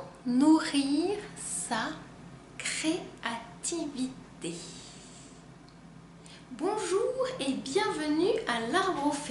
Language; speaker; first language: French; native; French